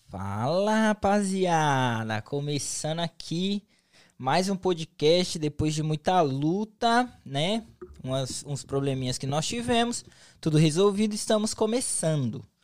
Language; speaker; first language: Portuguese; native; Portuguese